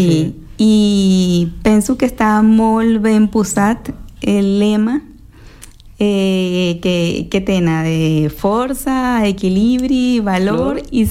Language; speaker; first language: Catalan; non-native, local second language; Spanish